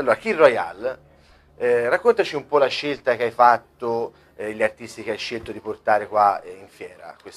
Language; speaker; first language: Italian; native; Italian